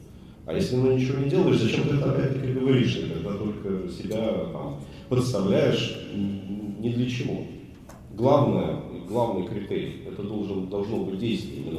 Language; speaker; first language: Russian; native; Russian